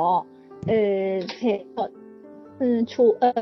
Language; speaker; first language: Korean; non-native, learner; Chinese